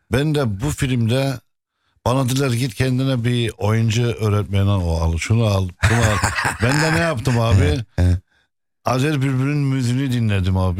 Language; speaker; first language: Turkish; non-native, fluent; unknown